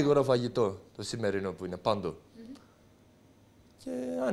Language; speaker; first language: Greek; non-native, local second language; Turkish